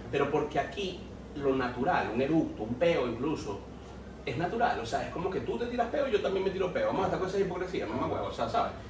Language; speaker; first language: Spanish; native; Spanish